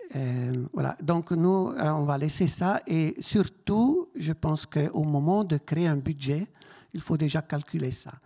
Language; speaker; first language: French; non-native, local second language; German